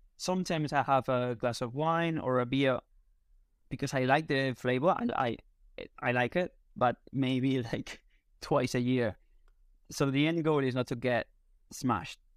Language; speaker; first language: English; non-native, fluent; Spanish